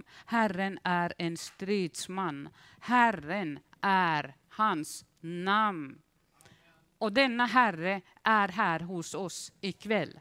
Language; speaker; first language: Swedish; non-native, fluent; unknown